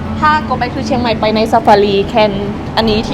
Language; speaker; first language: Thai; native; Thai